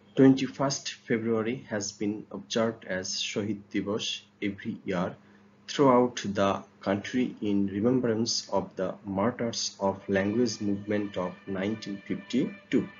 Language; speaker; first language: English; non-native, local second language; Bangla